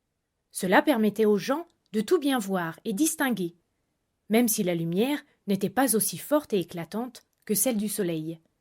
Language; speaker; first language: French; native; French